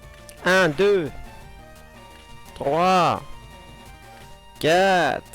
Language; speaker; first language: French; native; French